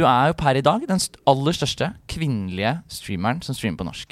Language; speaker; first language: Norwegian; native; Norwegian